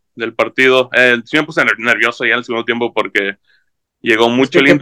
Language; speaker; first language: Spanish; early bilingual, heritage; Spanish